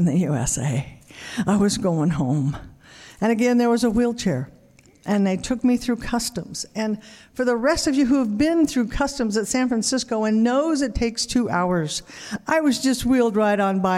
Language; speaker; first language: English; native; English